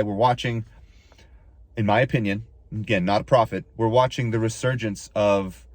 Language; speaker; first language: English; native; English